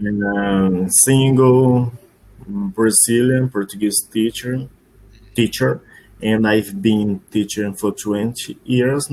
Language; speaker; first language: English; non-native, learner; Portuguese